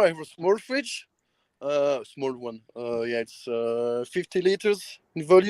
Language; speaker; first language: English; non-native, learner; French